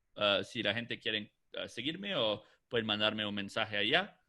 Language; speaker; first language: Spanish; non-native, fluent; English